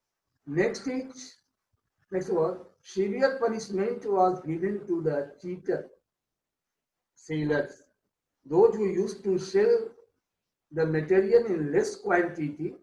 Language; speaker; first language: English; non-native, local second language; Hindi